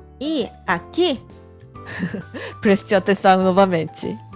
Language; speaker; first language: Portuguese; non-native, fluent; Korean